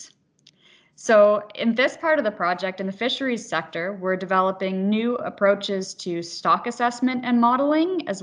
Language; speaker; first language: English; native; English